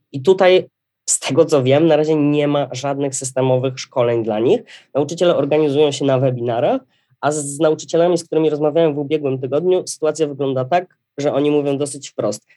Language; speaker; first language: Polish; native; Polish